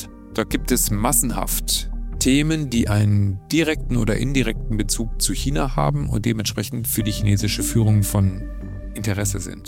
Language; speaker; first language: German; native; German